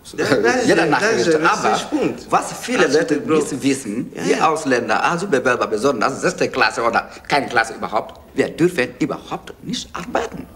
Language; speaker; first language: German; non-native, learner; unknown